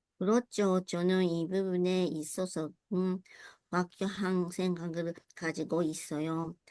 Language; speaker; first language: Korean; non-native, learner; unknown